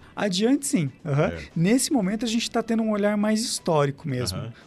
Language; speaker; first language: Portuguese; native; Portuguese